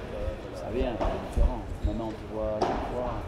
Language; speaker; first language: French; native; French